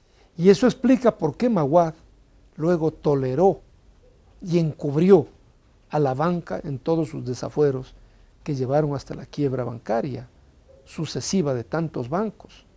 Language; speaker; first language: Spanish; native; Spanish